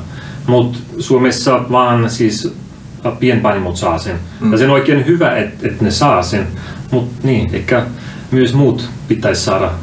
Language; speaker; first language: Finnish; non-native, fluent; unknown